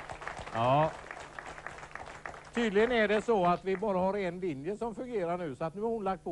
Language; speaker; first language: Swedish; native; Swedish